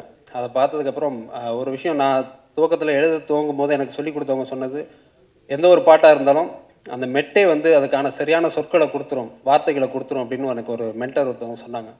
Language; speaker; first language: Tamil; native; Tamil